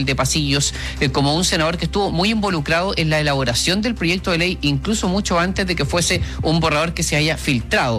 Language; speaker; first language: Spanish; native; Spanish